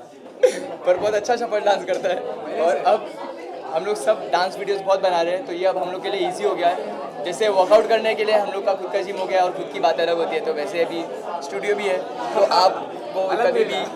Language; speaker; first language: Hindi; native; Hindi